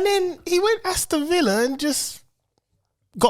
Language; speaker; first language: English; native; English